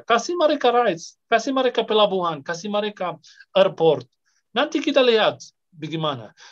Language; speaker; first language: Indonesian; non-native, fluent; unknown